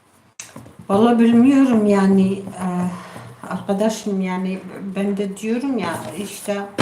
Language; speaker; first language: Turkish; non-native, local second language; Kurdish